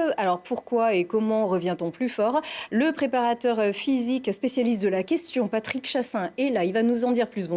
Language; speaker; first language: French; native; French